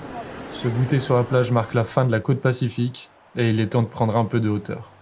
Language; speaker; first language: French; native; French